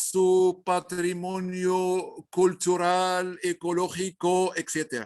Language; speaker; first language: Spanish; non-native, learner; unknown